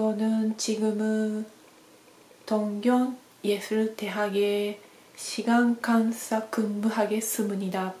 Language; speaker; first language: Korean; non-native, learner; Japanese